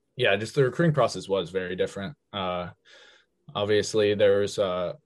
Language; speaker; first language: English; native; English